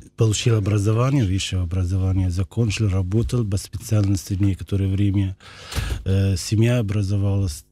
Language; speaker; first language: Russian; non-native, fluent; Arabic